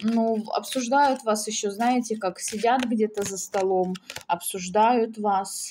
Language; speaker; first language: Russian; native; Russian